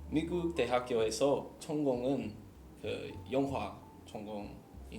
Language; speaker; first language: Korean; non-native, learner; English